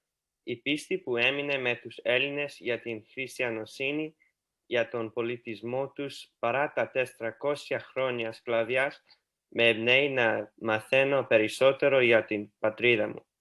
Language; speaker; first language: Greek; early bilingual, heritage; Greek